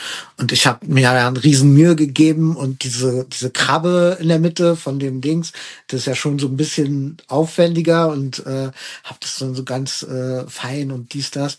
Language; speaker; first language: German; early bilingual, other home language; Persian